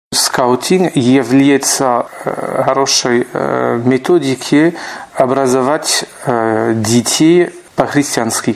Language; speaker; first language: Russian; non-native, fluent; French